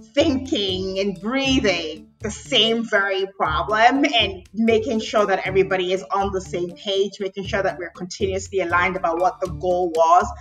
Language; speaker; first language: English; non-native, local second language; Akan